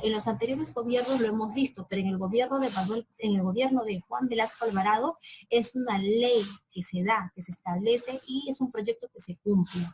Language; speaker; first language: Spanish; native; Spanish